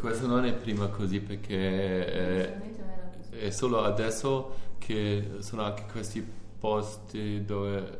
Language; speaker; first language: Italian; non-native, learner; German